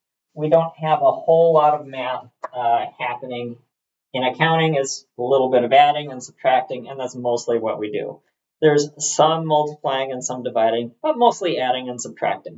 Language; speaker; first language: English; native; English